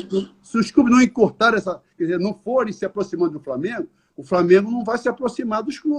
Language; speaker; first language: Portuguese; native; Portuguese